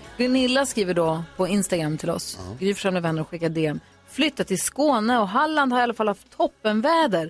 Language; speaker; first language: Swedish; native; Swedish